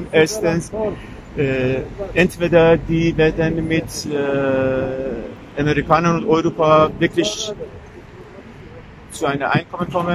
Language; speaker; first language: German; non-native, fluent; Persian